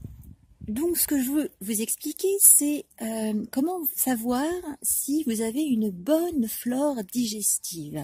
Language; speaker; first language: French; native; French